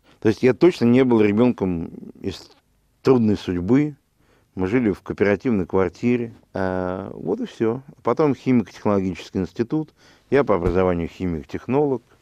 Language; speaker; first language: Russian; native; Russian